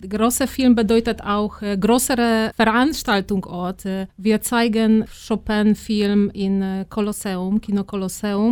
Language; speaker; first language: German; non-native, fluent; Polish